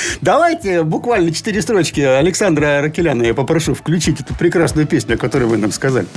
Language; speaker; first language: Russian; native; Russian